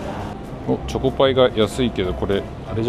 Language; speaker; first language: Japanese; native; Japanese